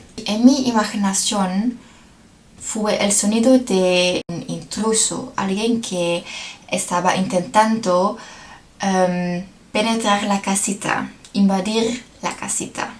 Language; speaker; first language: Spanish; non-native, learner; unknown